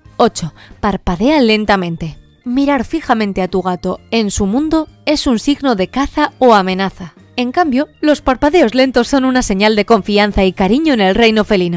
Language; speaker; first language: Spanish; native; Spanish